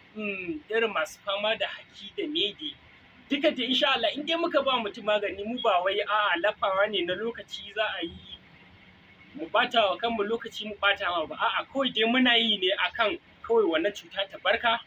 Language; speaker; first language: Hausa; native; Hausa